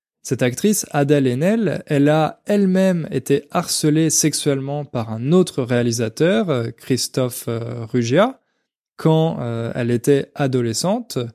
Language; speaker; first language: French; native; French